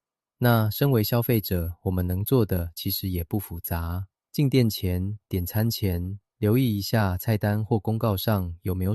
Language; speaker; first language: Chinese; native; Chinese